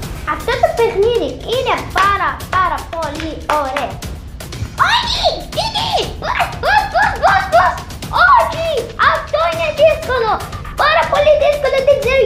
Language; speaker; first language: Greek; non-native, learner; Arabic